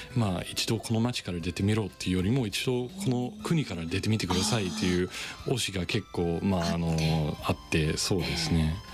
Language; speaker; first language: Japanese; non-native, fluent; English